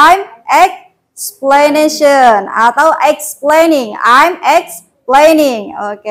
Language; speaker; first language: English; non-native, learner; Indonesian